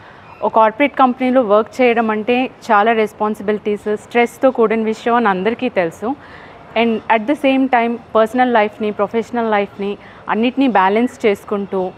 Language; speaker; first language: Telugu; native; Telugu